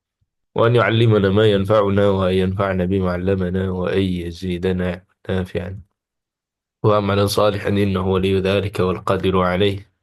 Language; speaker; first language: Arabic; non-native, fluent; Indonesian